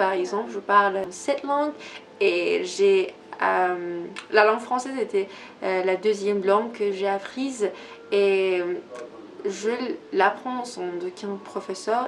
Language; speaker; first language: French; non-native, learner; Persian